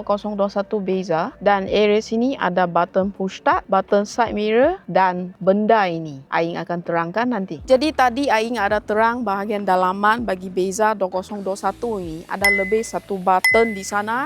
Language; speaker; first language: Malay; native; Malay